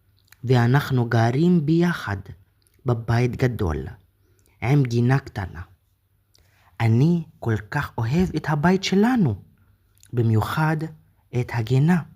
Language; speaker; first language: Hebrew; non-native, fluent; Arabic